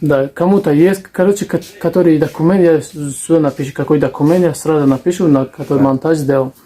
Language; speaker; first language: Russian; non-native, learner; Tajik